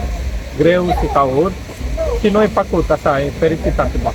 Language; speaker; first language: Romanian; non-native, learner; Sinhala